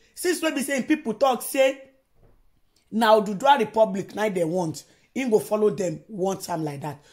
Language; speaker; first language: Nigerian Pidgin; non-native, local second language; Yoruba